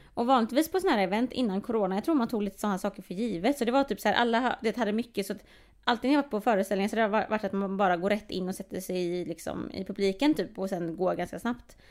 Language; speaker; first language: Swedish; native; Swedish